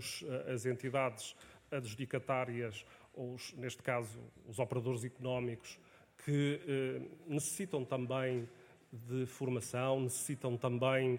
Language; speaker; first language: Portuguese; native; Portuguese